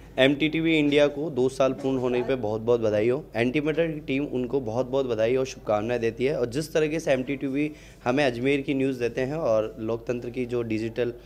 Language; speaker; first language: Hindi; native; Hindi